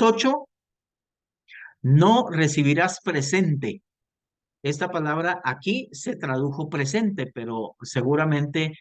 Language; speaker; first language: Spanish; native; Spanish